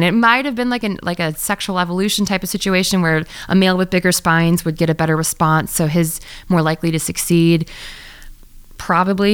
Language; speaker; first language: English; native; English